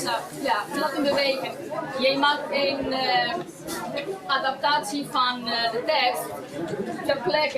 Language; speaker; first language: Dutch; non-native, fluent; Spanish